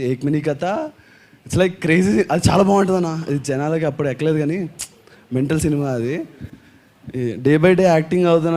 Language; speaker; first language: Telugu; native; Telugu